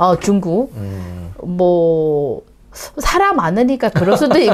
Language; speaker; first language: Korean; non-native, learner; Chinese